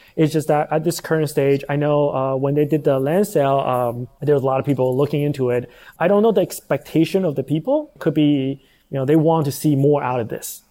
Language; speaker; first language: English; non-native, fluent; Chinese